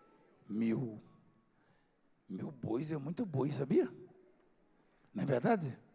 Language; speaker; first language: Portuguese; native; Portuguese